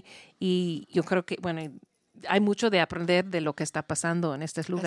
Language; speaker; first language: Spanish; non-native, learner; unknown